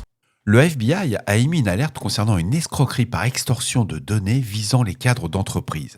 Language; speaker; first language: French; native; French